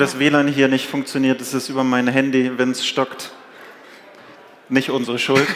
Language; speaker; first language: German; native; German